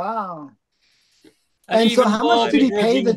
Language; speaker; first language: English; native; English